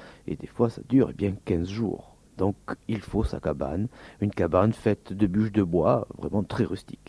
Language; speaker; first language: French; native; French